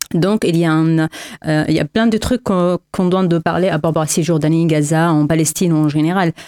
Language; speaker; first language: French; non-native, learner; Arabic